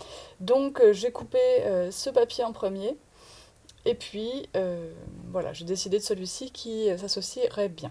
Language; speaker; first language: French; native; French